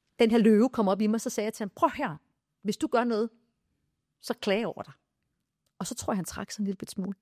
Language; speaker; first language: Danish; early bilingual, other home language; Arabic